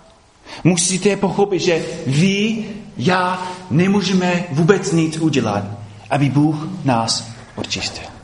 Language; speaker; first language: Czech; non-native, fluent; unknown